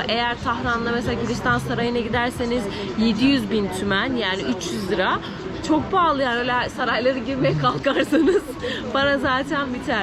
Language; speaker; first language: Turkish; native; Turkish